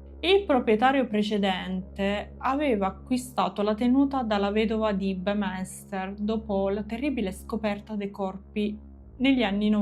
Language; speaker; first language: Italian; native; Italian